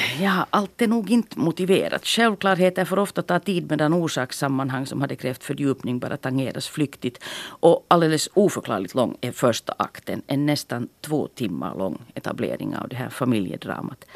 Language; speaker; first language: Swedish; native; Swedish